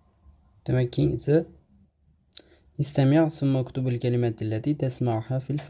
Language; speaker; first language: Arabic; non-native, fluent; Uzbek